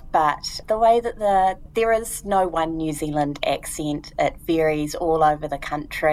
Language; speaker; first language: English; native; English